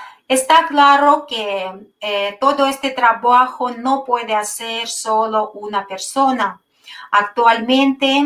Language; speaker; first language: Spanish; non-native, fluent; Russian